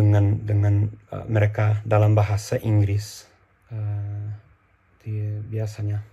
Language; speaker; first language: Indonesian; non-native, learner; English